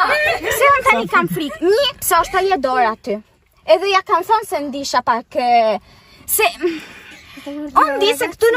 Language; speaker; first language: Albanian; early bilingual, heritage; Italian